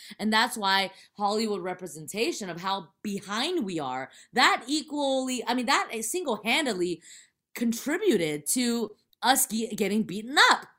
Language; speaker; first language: English; early bilingual, other home language; Chinese